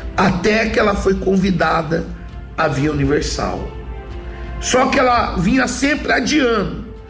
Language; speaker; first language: Portuguese; native; Portuguese